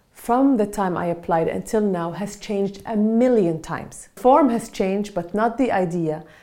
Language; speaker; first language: English; non-native, fluent; Arabic